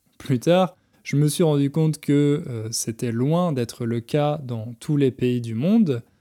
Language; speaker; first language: French; native; French